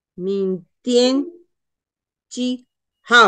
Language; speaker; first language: Chinese; non-native, learner; Spanish